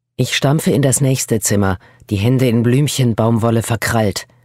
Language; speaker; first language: German; native; German